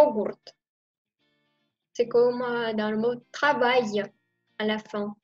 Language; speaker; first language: French; non-native, fluent; Russian